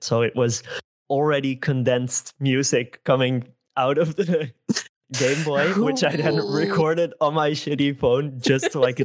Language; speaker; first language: English; non-native, fluent; Dutch